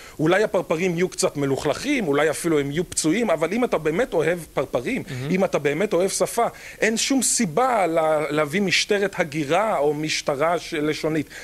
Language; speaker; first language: Hebrew; native; Hebrew